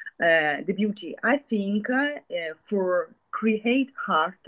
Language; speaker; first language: English; non-native, learner; Italian